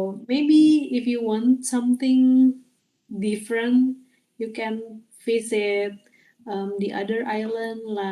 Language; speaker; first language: English; non-native, learner; Indonesian